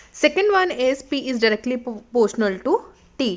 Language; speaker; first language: English; non-native, local second language; Punjabi